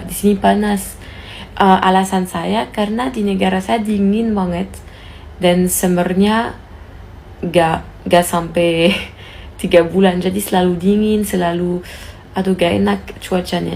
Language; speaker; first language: Indonesian; non-native, fluent; French